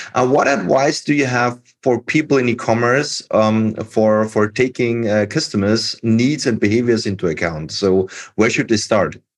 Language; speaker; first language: English; non-native, fluent; German